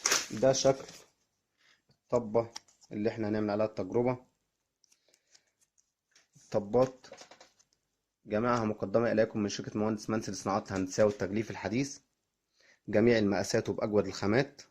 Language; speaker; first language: Arabic; native; Arabic